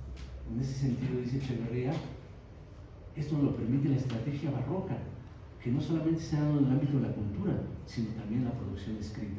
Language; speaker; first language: Spanish; native; Spanish